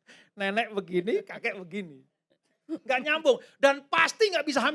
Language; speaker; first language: Indonesian; native; Indonesian